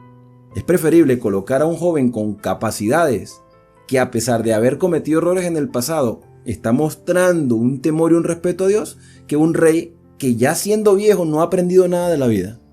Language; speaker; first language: Spanish; native; Spanish